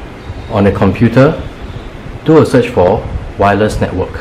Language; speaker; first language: English; native; English